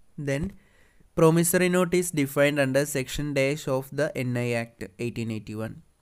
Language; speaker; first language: English; non-native, local second language; Malayalam